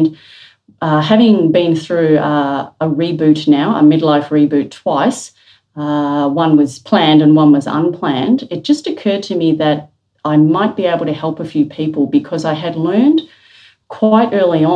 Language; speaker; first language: English; native; English